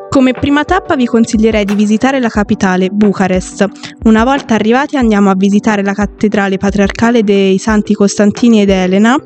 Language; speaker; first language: Italian; early bilingual, other home language; Romanian